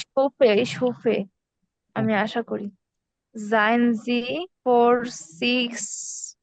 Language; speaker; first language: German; non-native, learner; Bangla